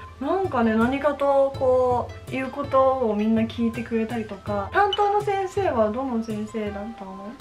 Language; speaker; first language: Japanese; early bilingual, other home language; Chinese